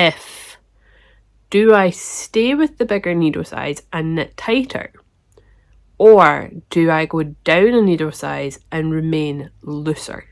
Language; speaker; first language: English; native; English